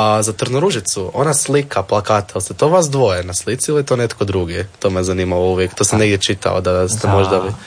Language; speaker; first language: Serbian; native; Serbian